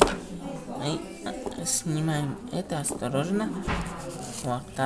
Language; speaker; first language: Russian; non-native, learner; Italian